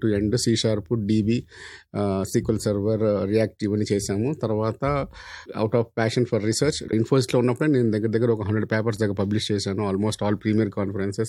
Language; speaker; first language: Telugu; native; Telugu